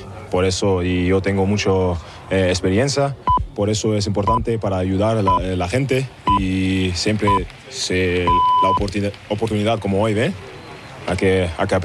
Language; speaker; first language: Spanish; non-native, learner; German